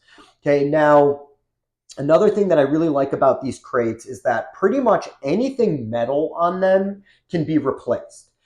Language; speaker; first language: English; native; English